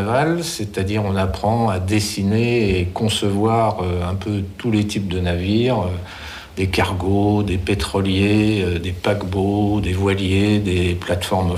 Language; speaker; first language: French; native; French